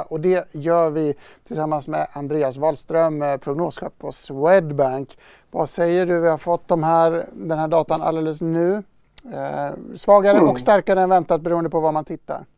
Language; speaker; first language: Swedish; native; Swedish